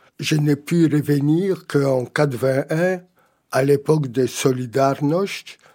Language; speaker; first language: French; non-native, fluent; Polish